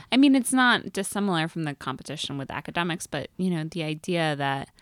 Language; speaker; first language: English; native; English